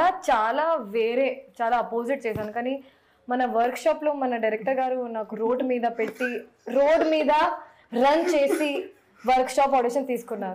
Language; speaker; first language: Telugu; non-native, local second language; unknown